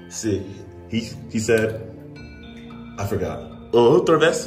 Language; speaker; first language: Spanish; non-native, learner; English